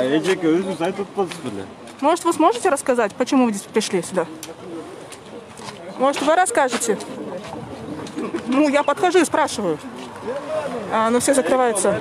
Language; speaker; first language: Russian; native; Russian